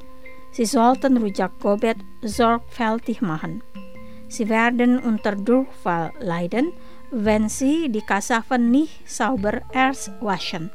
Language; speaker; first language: German; non-native, fluent; Indonesian